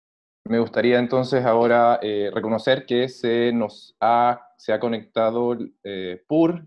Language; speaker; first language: Spanish; native; Spanish